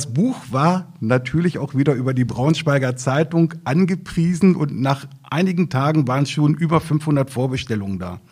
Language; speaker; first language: German; native; German